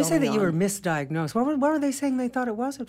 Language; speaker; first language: English; native; English